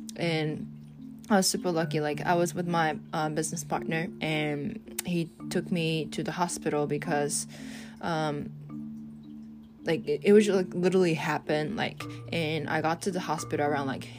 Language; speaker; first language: English; non-native, fluent; Japanese